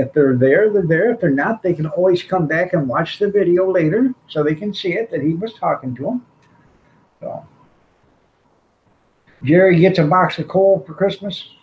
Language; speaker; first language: English; native; English